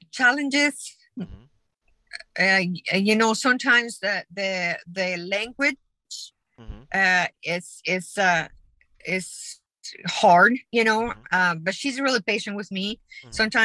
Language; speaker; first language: English; non-native, fluent; Spanish